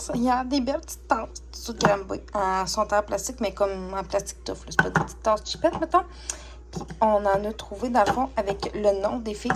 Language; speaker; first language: French; native; French